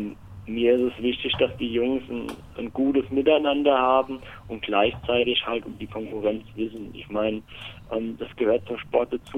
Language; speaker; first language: German; native; German